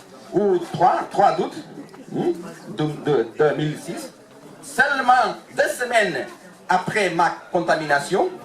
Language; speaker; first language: French; non-native, learner; Portuguese